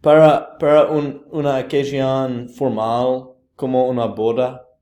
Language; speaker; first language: Spanish; non-native, learner; English